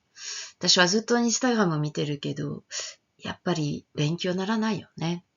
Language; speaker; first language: Japanese; non-native, fluent; French